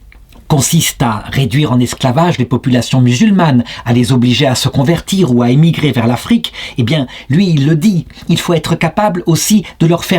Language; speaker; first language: French; native; French